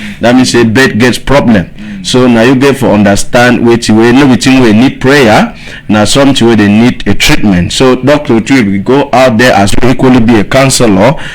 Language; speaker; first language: Nigerian Pidgin; native; Nigerian Pidgin